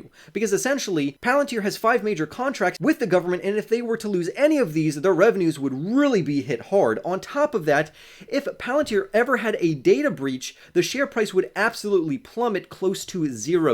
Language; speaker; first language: English; native; English